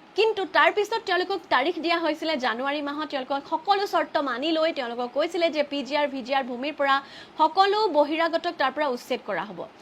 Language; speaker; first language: Assamese; native; Assamese